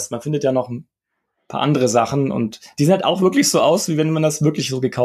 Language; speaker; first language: German; native; German